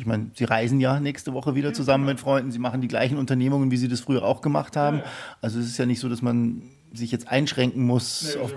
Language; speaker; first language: German; native; German